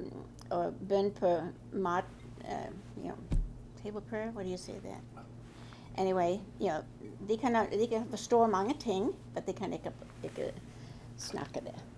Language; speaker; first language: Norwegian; early bilingual, heritage; Norwegian